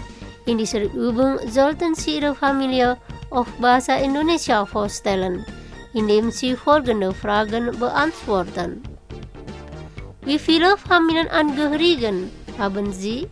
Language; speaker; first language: German; non-native, fluent; Indonesian